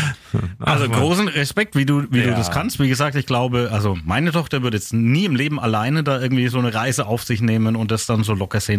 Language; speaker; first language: German; native; German